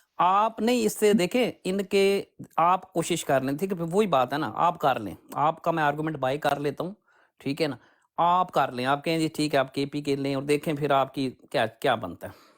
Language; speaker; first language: Urdu; non-native, local second language; Punjabi